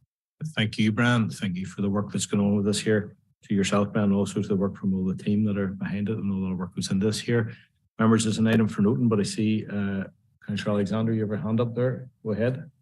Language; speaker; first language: English; native; English